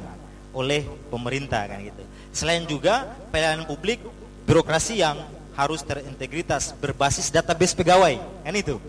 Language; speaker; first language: Indonesian; native; Indonesian